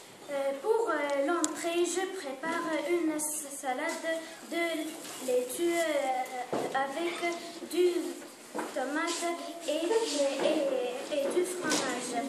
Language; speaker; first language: French; non-native, learner; Arabic